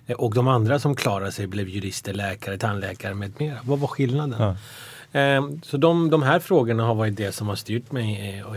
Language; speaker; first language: Swedish; early bilingual, other home language; Persian